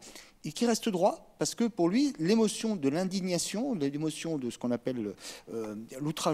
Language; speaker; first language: French; native; French